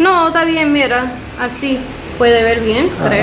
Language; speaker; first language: Spanish; non-native, learner; English